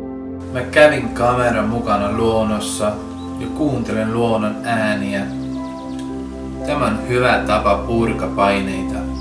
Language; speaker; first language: Finnish; non-native, learner; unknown